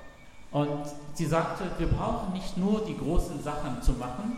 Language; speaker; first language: German; non-native, fluent; Arabic